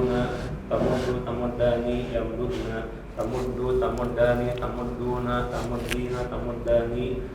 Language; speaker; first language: Arabic; non-native, learner; Indonesian